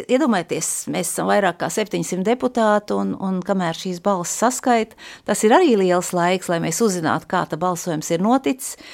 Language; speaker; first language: Latvian; native; Latvian